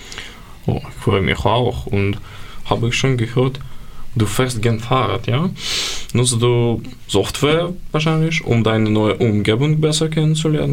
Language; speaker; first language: German; non-native, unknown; Ukrainian